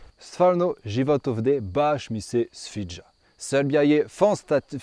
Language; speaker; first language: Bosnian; non-native, fluent; French